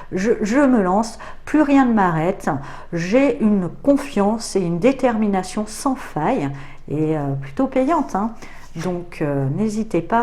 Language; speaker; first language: French; native; French